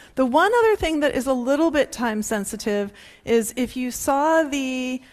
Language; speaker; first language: English; native; English